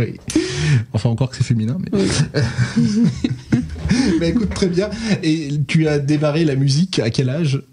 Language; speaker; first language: French; native; French